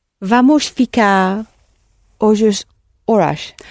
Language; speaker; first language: Portuguese; non-native, learner; English